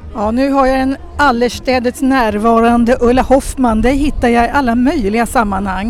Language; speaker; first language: Swedish; native; Swedish